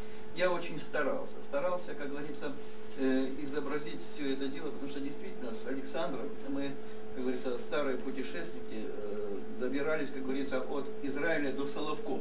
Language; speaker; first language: Russian; native; Russian